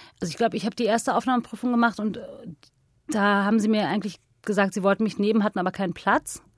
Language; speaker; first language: German; native; German